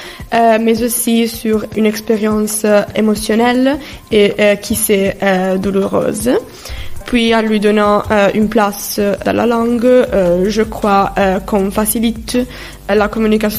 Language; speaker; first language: French; non-native, fluent; Italian